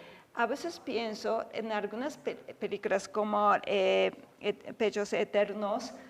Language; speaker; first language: Spanish; non-native, fluent; Japanese